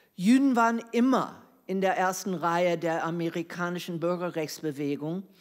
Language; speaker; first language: German; non-native, fluent; English